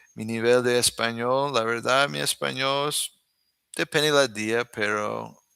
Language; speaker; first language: Spanish; non-native, learner; English